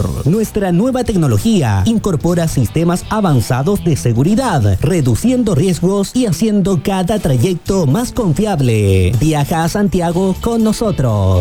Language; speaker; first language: Spanish; native; Spanish